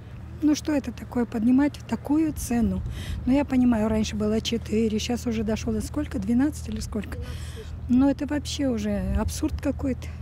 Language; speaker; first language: Russian; native; Russian